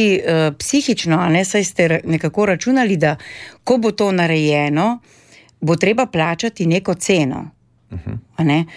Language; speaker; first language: Slovenian; native; Slovenian